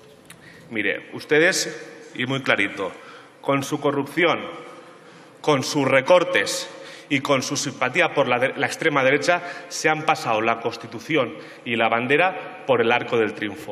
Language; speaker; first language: Spanish; non-native, local second language; Catalan